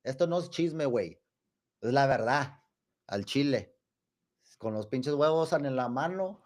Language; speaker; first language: Spanish; early bilingual, other home language; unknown